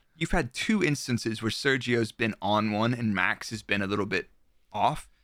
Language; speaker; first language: English; native; English